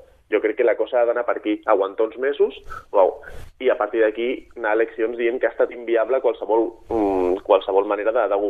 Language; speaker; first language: Catalan; native; Catalan